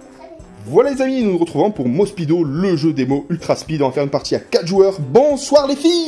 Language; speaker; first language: French; native; French